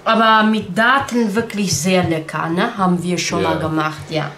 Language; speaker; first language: German; non-native, learner; Turkish